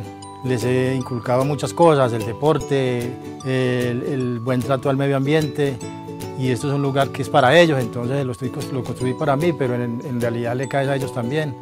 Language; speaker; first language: Spanish; native; Spanish